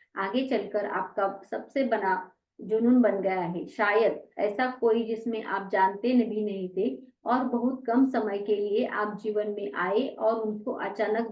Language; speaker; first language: Hindi; non-native, local second language; Marathi